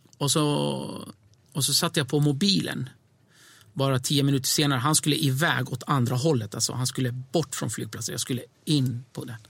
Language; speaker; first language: Swedish; early bilingual, other home language; Kurdish